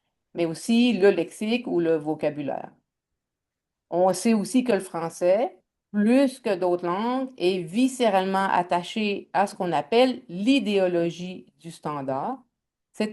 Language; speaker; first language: French; native; French